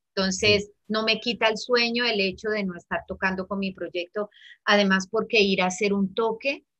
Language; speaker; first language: Spanish; early bilingual, heritage; Italian